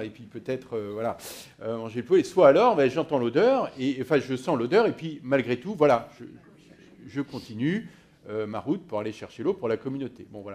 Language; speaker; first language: French; native; French